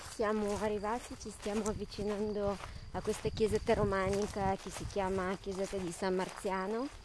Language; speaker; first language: Italian; non-native, fluent; Russian